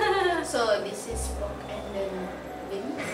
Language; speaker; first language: English; non-native, fluent; Vietnamese